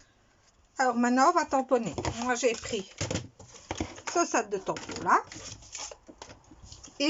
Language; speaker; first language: French; native; French